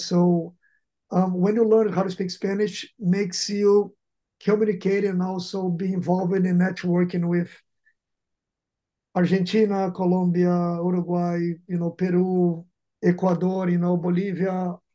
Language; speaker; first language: English; non-native, fluent; Portuguese